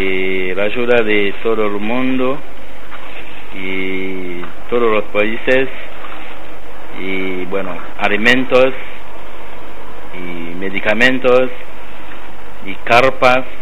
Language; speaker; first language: Spanish; non-native, learner; Haitian Creole